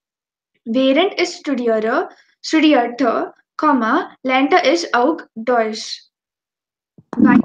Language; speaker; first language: German; non-native, fluent; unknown